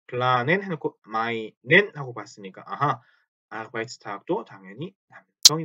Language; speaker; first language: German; non-native, fluent; Korean